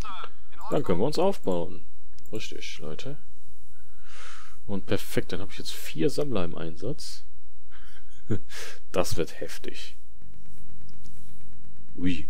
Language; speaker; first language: German; native; German